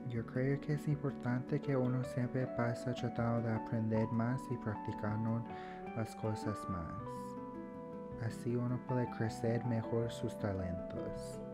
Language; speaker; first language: Spanish; early bilingual, heritage; English